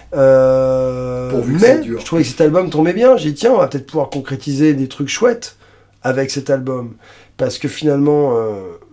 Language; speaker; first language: French; native; French